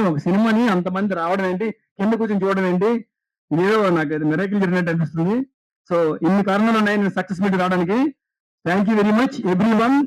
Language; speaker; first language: Telugu; native; Telugu